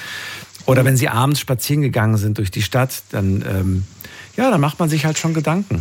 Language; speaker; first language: German; native; German